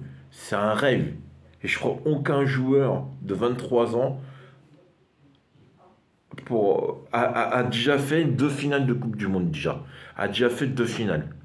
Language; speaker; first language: French; non-native, fluent; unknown